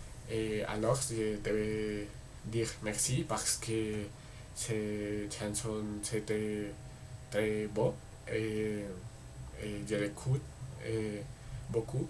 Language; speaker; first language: French; non-native, learner; Spanish